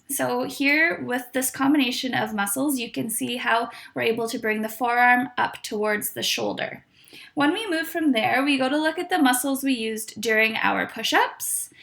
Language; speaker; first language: English; native; English